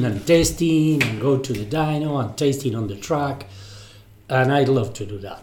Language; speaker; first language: English; non-native, fluent; Spanish